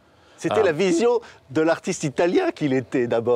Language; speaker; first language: French; native; French